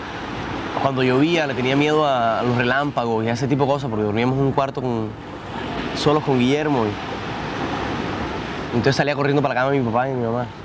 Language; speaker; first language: Spanish; native; Spanish